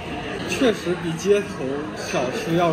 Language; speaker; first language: Chinese; native; Chinese